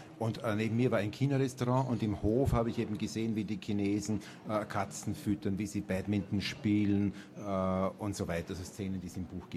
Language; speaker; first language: German; native; German